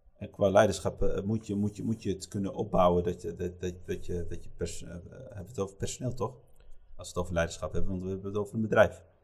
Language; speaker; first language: Dutch; early bilingual, other home language; Riffian